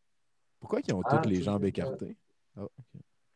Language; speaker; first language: French; native; French